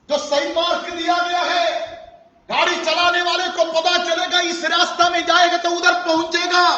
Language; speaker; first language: Hindi; non-native, local second language; Malayalam